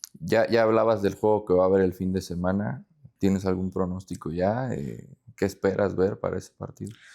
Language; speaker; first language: Spanish; native; Spanish